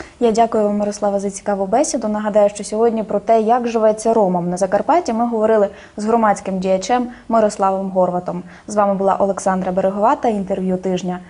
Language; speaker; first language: Ukrainian; native; Ukrainian